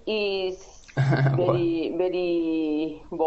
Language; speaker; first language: English; non-native, learner; Spanish